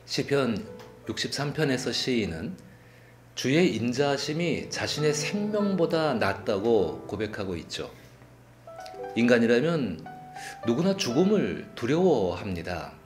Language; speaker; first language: Korean; native; Korean